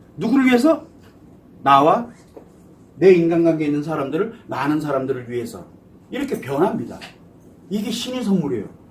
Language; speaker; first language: Korean; native; Korean